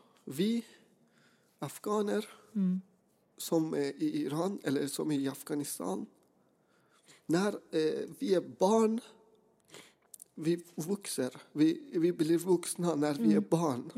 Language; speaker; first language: Swedish; non-native, fluent; Persian